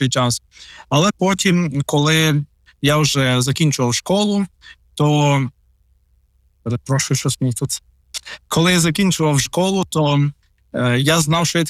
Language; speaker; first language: Ukrainian; non-native, local second language; Russian